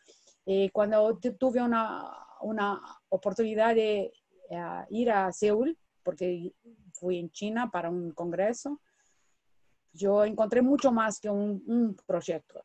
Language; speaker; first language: Spanish; non-native, fluent; Portuguese